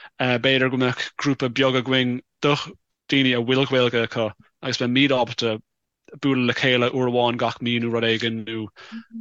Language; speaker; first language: Irish; non-native, local second language; English